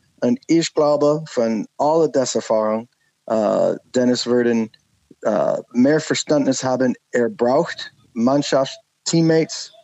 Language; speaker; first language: German; non-native, learner; English